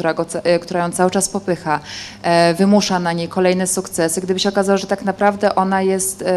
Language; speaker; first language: Polish; native; Polish